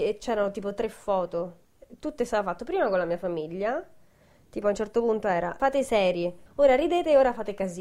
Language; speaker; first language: Italian; native; Italian